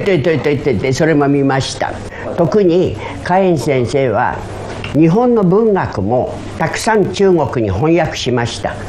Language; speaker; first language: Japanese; non-native, fluent; Chinese